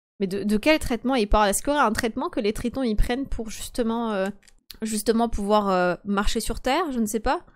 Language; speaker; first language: French; early bilingual, other home language; Polish